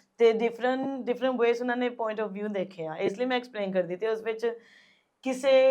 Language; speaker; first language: Punjabi; early bilingual, heritage; Punjabi